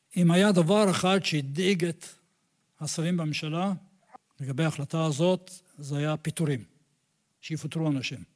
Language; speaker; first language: Hebrew; non-native, fluent; English